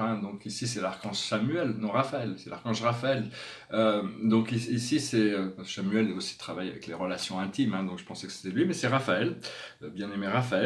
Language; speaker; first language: French; native; French